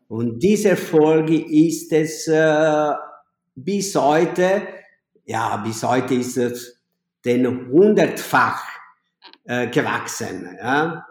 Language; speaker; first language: German; non-native, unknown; Italian